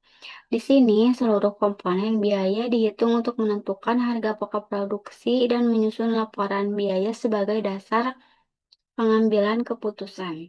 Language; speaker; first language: Indonesian; native; Indonesian